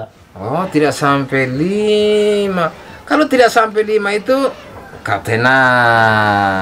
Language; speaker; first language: Indonesian; native; Indonesian